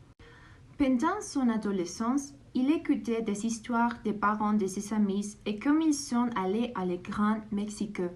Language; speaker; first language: French; non-native, learner; Spanish